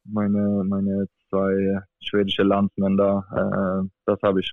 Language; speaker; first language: German; non-native, fluent; Swedish